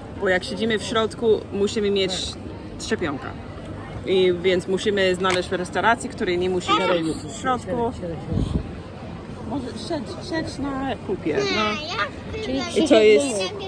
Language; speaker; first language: Polish; non-native, fluent; English